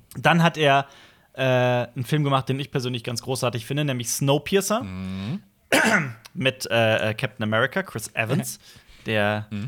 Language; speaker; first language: German; native; German